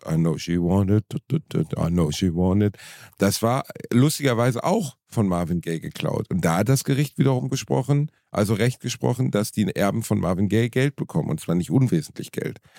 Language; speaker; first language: German; native; German